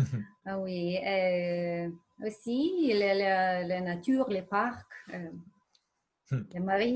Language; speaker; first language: French; non-native, learner; Ukrainian